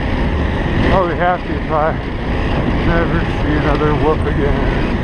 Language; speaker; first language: English; native; English